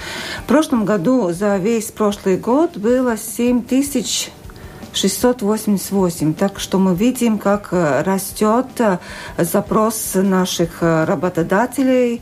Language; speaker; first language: Russian; non-native, local second language; Latvian